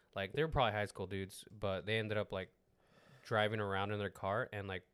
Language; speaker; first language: English; non-native, fluent; Spanish